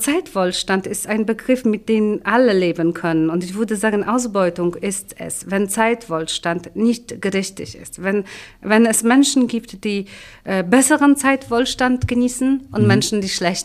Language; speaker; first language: German; non-native, fluent; Polish